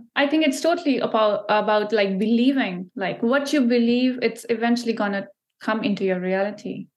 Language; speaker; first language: English; non-native, local second language; Punjabi